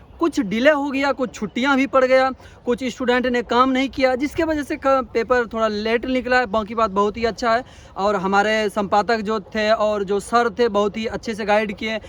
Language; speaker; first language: Hindi; native; Hindi